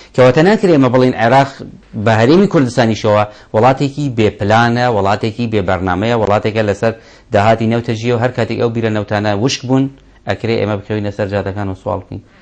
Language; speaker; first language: Central Kurdish; non-native, local second language; Kurdish